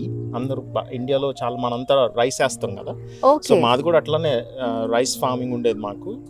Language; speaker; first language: Telugu; native; Telugu